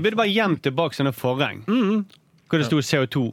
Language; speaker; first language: Norwegian; native; Norwegian